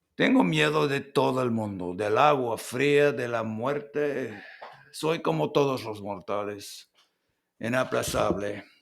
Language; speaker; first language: Spanish; non-native, learner; English